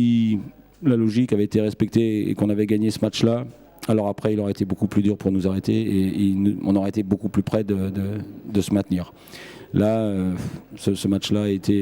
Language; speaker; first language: French; native; French